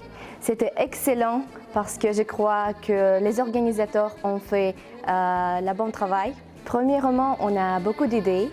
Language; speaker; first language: French; non-native, learner; Uzbek